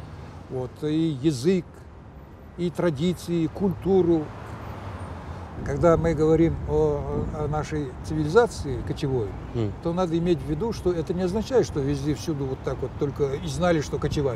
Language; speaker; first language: Russian; native; Russian